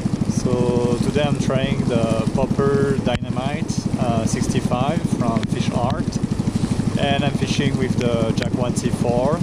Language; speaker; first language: English; non-native, fluent; French